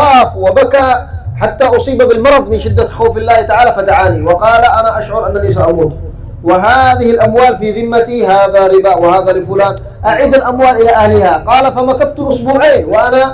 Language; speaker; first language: Arabic; native; Arabic